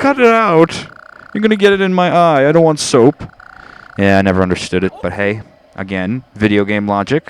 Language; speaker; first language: English; native; English